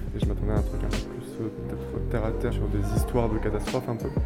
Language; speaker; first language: French; native; French